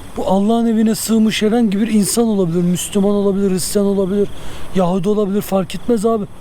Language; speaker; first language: Turkish; native; Turkish